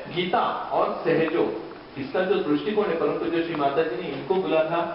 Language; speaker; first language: Hindi; non-native, local second language; Marathi